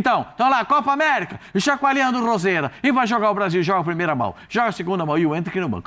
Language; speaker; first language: Portuguese; native; Portuguese